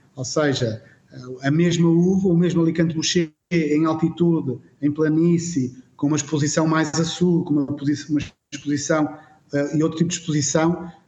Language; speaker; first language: Portuguese; native; Portuguese